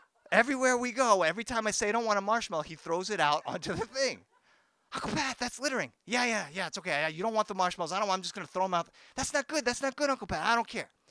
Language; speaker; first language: English; native; English